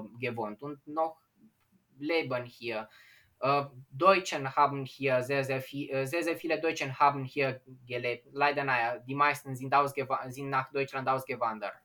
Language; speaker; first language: German; non-native, fluent; Romanian